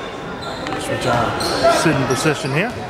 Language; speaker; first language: English; native; English